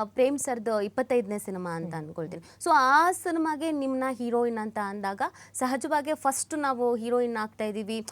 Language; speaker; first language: Kannada; native; Kannada